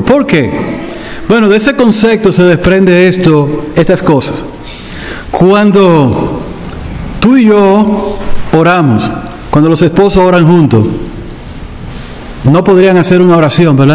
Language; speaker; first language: Spanish; native; Spanish